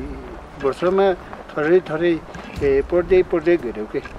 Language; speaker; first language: Nepali; non-native, local second language; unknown